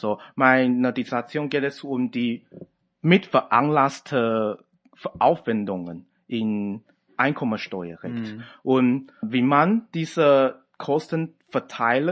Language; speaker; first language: German; non-native, fluent; Chinese